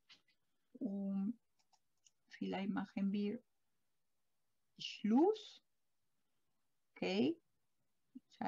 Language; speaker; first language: German; non-native, learner; Spanish